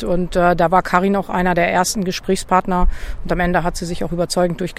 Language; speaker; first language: German; native; German